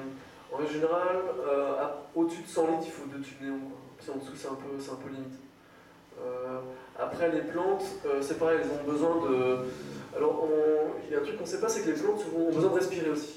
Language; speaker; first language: French; native; French